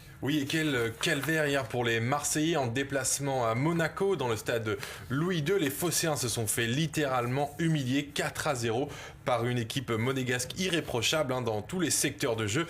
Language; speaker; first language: French; native; French